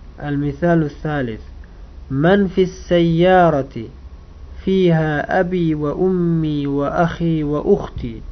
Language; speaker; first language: Arabic; non-native, fluent; Uzbek